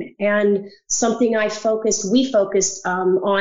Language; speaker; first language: English; native; English